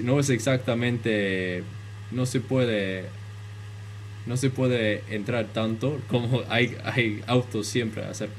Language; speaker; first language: Spanish; early bilingual, heritage; Spanish